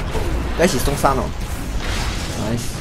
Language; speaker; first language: Chinese; native; Chinese